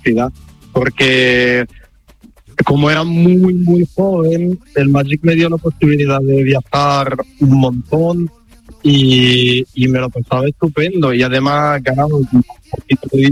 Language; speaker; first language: Spanish; non-native, fluent; Italian